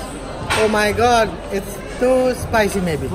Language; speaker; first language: English; non-native, learner; Nepali